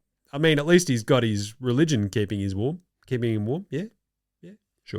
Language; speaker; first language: English; native; English